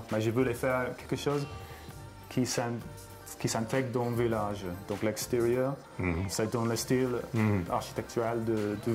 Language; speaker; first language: French; non-native, fluent; English